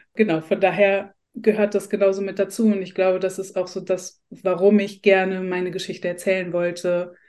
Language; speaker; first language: German; native; German